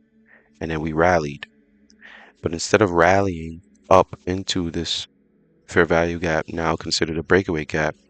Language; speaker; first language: English; native; English